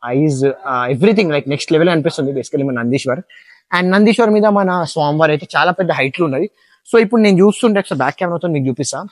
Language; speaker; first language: Telugu; non-native, local second language; Hindi